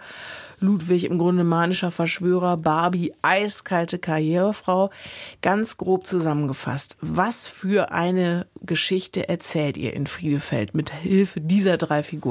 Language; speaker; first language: German; native; German